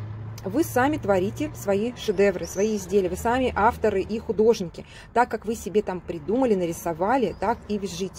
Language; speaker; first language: Russian; native; Russian